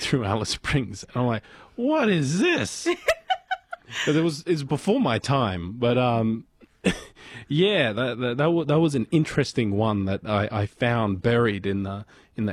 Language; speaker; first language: English; native; English